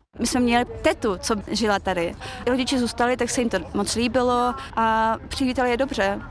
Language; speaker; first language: Czech; early bilingual, other home language; Chechen